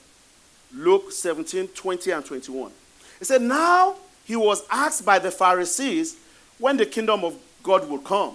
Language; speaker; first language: English; non-native, local second language; Yoruba